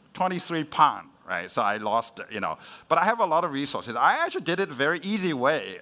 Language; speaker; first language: English; non-native, fluent; Chinese